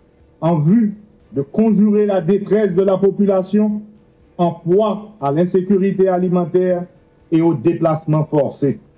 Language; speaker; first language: French; non-native, local second language; Haitian Creole